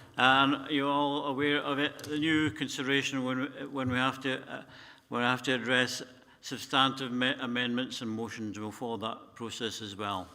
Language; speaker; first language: English; native; English